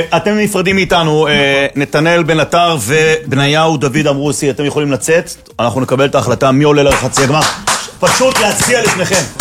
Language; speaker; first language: Hebrew; native; Hebrew